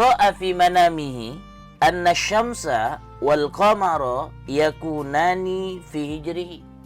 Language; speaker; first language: Arabic; non-native, fluent; Indonesian